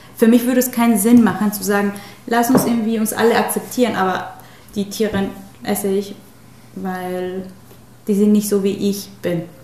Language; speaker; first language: German; non-native, fluent; Spanish